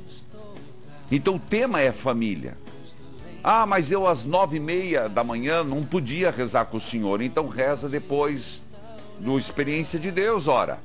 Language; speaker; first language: Portuguese; native; Portuguese